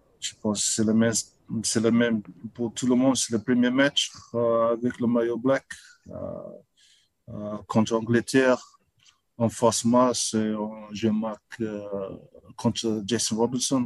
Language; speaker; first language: French; non-native, learner; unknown